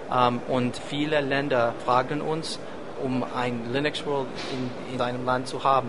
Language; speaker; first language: German; non-native, fluent; English